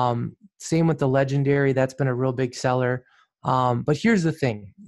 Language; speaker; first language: English; native; English